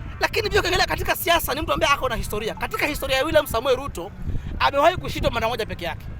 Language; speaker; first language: Swahili; non-native, local second language; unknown